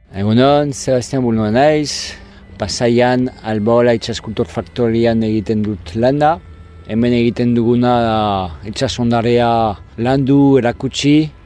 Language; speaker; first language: Basque; non-native, fluent; French